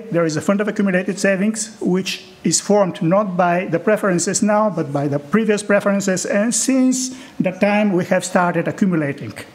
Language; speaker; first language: English; non-native, fluent; Bulgarian